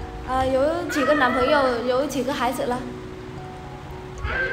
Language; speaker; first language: Chinese; non-native, fluent; Vietnamese